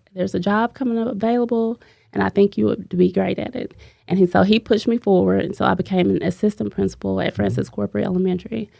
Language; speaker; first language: English; native; English